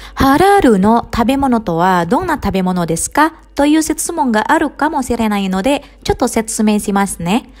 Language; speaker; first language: Japanese; non-native, fluent; Indonesian